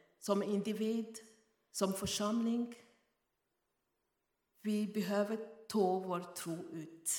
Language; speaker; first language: Swedish; non-native, fluent; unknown